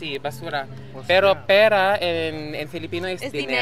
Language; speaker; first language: Spanish; non-native, fluent; Filipino